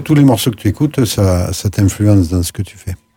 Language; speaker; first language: French; native; French